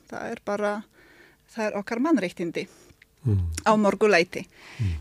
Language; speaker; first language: Icelandic; non-native, fluent; Polish